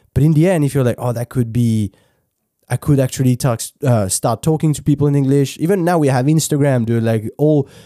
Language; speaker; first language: English; non-native, fluent; French